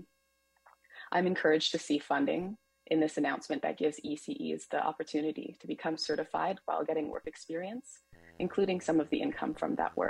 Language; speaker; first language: English; native; English